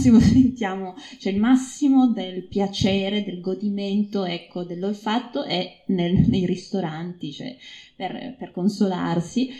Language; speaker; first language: Italian; native; Italian